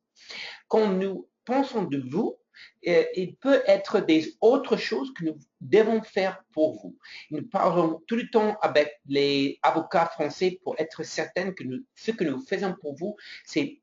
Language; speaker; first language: French; non-native, fluent; English